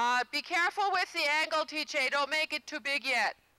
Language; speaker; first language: English; non-native, fluent; German